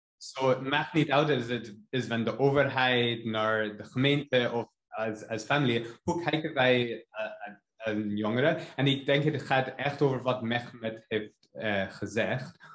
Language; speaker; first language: Dutch; non-native, learner; English